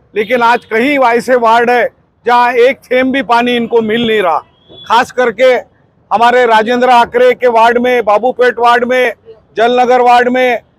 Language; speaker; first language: Hindi; non-native, local second language; Marathi